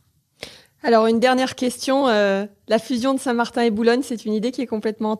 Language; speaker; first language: French; native; French